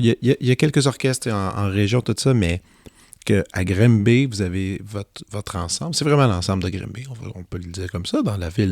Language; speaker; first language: French; native; French